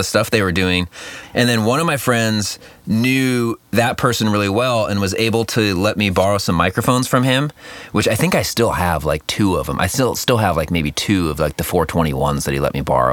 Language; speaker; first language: English; native; English